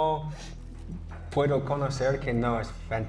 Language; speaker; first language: Spanish; non-native, learner; English